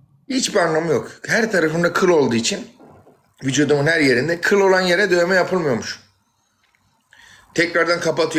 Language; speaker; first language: Turkish; native; Turkish